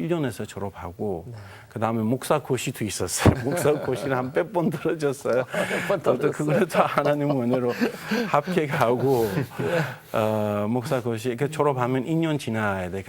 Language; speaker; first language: Korean; non-native, fluent; Persian